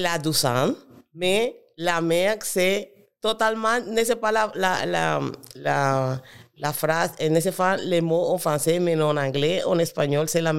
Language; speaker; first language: French; non-native, learner; Spanish